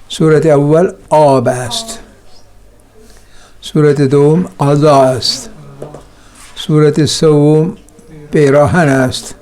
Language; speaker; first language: Persian; non-native, fluent; Kashmiri